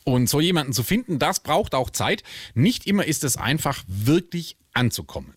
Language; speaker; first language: German; native; German